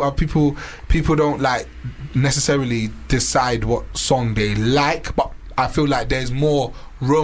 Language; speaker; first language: English; native; English